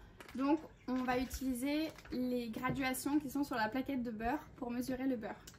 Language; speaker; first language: French; native; French